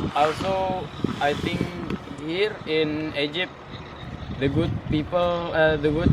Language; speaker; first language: English; non-native, learner; Indonesian